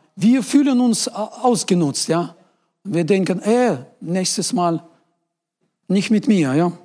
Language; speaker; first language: German; non-native, fluent; Russian